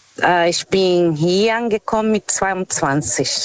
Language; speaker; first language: German; non-native, fluent; Portuguese